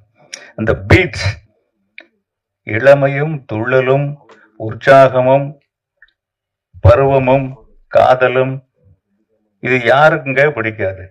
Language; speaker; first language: Tamil; native; Tamil